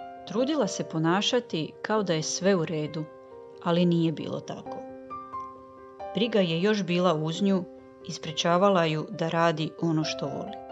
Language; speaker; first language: Croatian; native; Croatian